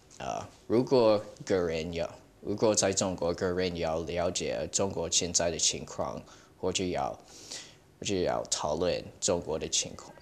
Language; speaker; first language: Chinese; early bilingual, heritage; Chinese